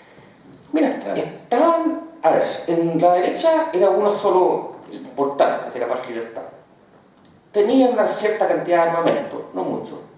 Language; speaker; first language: Spanish; native; Spanish